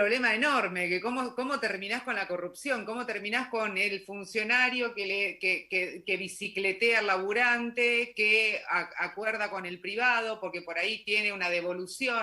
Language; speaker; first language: Spanish; native; Spanish